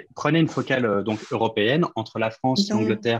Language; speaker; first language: French; native; French